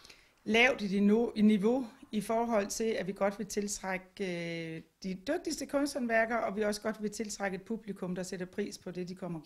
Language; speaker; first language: Danish; native; Danish